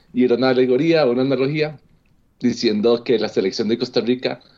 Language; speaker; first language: Spanish; native; Spanish